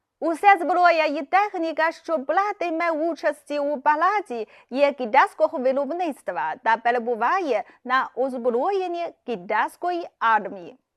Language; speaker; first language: Ukrainian; non-native, fluent; Chinese